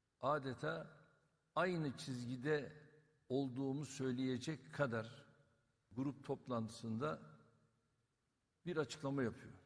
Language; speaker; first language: Turkish; native; Turkish